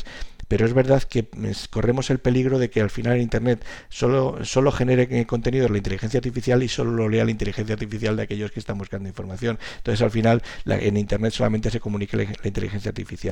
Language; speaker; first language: Spanish; native; Spanish